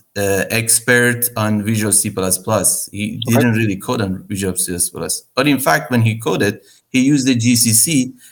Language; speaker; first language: English; non-native, fluent; Persian